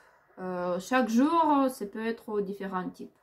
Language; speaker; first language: French; non-native, learner; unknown